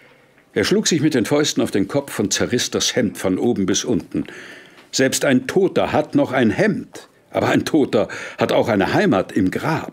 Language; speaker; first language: German; native; German